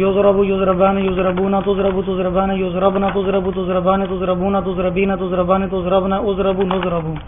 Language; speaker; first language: Arabic; non-native, learner; Urdu